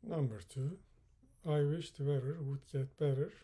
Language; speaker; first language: English; non-native, fluent; Turkish